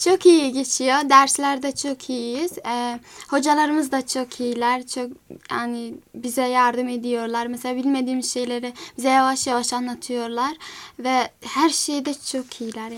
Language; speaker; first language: Turkish; early bilingual, other home language; Azerbaijani